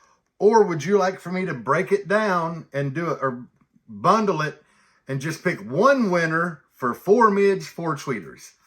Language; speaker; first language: English; native; English